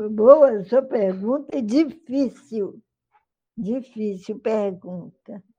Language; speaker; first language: Portuguese; native; Portuguese